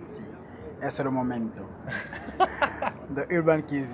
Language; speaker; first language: Spanish; non-native, learner; Portuguese